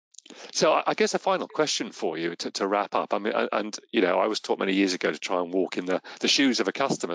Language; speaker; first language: English; native; English